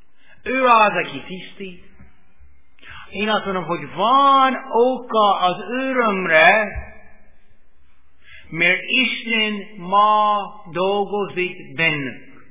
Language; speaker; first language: Hungarian; non-native, fluent; English